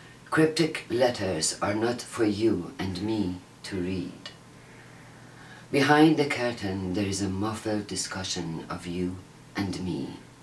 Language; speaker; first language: English; non-native, fluent; Persian